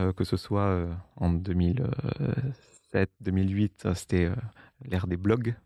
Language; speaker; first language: French; native; French